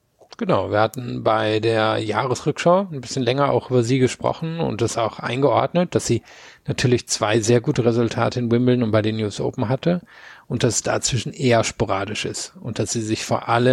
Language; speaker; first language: German; native; German